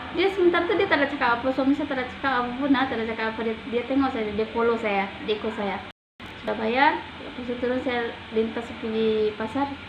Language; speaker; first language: Indonesian; native; Indonesian